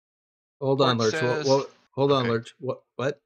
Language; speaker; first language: English; native; English